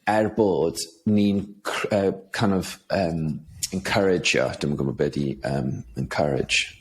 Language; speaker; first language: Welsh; non-native, fluent; English